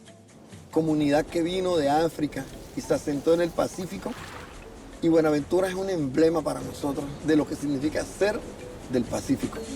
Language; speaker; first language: Spanish; native; Spanish